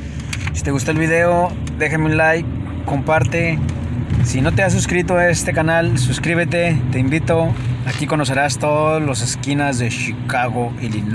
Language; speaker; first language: Spanish; native; Spanish